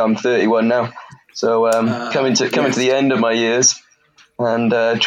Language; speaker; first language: English; native; English